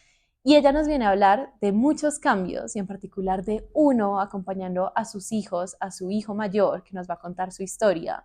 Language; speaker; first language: Spanish; native; Spanish